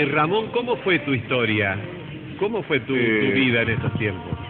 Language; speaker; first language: Spanish; native; Spanish